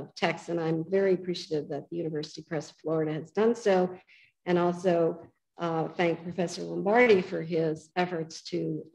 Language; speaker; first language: English; native; English